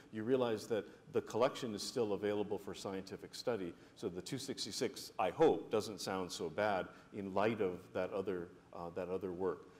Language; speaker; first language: English; native; English